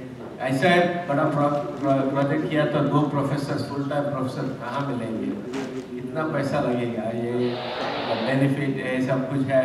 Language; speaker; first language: Hindi; non-native, local second language; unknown